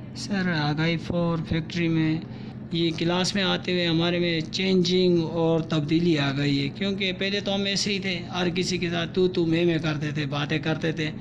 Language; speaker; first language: Urdu; non-native, local second language; Pashto